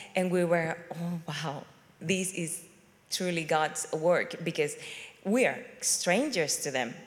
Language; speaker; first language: English; non-native, fluent; Spanish